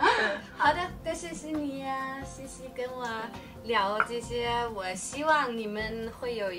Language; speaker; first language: Chinese; non-native, fluent; Danish